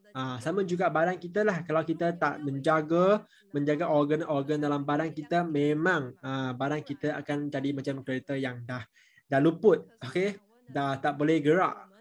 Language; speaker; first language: Malay; non-native, local second language; Chinese